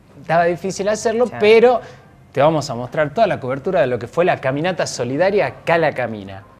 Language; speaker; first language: Spanish; native; Spanish